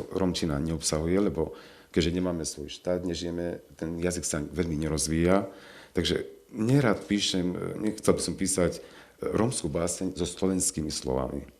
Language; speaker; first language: Slovak; non-native, local second language; Romany